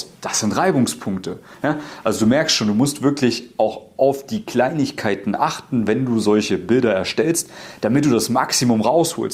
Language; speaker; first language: German; native; German